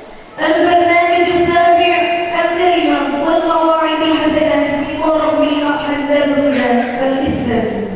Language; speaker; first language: Arabic; non-native, learner; Indonesian